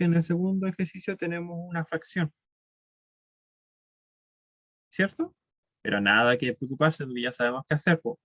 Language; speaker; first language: Spanish; native; Spanish